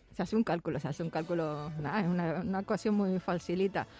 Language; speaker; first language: Spanish; native; Spanish